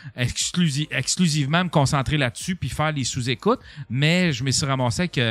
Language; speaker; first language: French; native; French